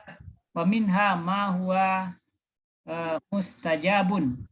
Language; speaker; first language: Arabic; non-native, learner; Indonesian